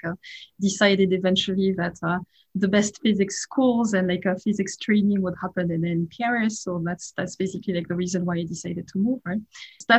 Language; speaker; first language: English; non-native, fluent; French